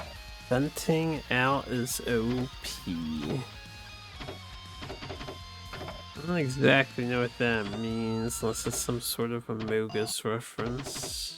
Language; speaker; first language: English; native; English